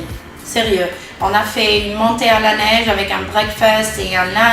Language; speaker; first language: French; non-native, local second language; Arabic